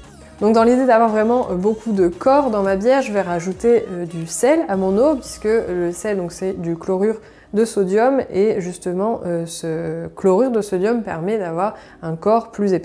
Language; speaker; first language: French; native; French